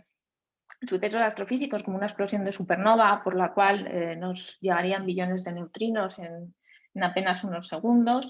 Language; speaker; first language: Spanish; native; Spanish